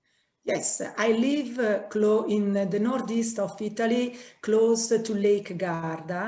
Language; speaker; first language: English; non-native, learner; Italian